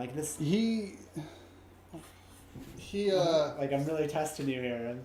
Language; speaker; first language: English; native; English